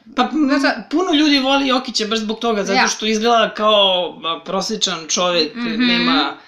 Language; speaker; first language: Serbian; native; Serbian